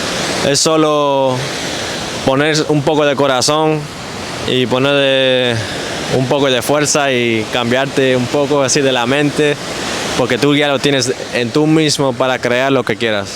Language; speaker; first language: Spanish; early bilingual, heritage; English